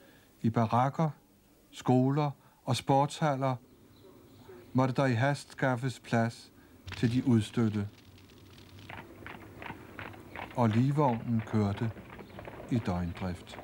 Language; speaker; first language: Danish; native; Danish